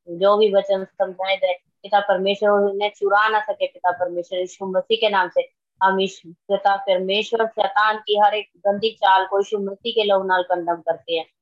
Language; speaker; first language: Hindi; non-native, local second language; Punjabi